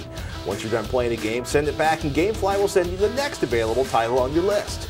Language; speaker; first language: English; native; English